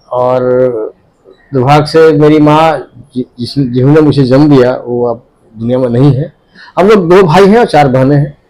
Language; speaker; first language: Hindi; native; Hindi